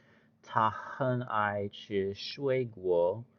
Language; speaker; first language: Chinese; non-native, learner; English